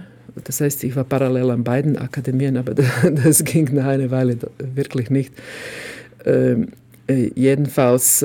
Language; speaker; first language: German; non-native, fluent; Croatian